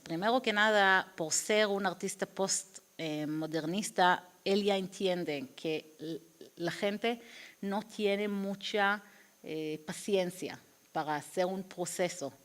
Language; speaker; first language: Spanish; non-native, fluent; Hebrew